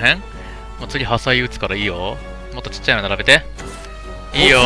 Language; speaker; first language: Japanese; native; Japanese